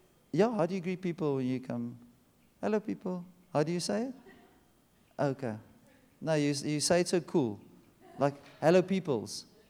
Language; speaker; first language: English; non-native, local second language; Afrikaans